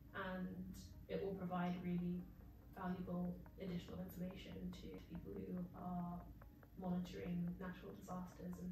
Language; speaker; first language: English; native; English